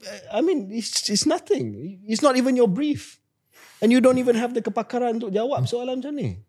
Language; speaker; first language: English; non-native, local second language; Malay